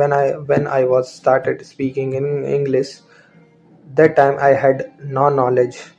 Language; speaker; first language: English; non-native, learner; Hindi